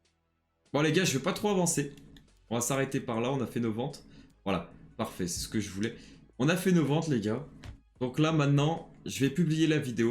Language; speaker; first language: French; native; French